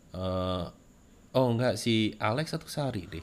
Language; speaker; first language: Indonesian; native; Indonesian